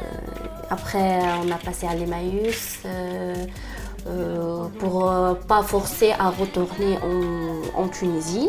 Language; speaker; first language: French; non-native, local second language; Arabic